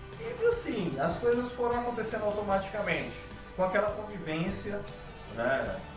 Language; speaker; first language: Portuguese; native; Portuguese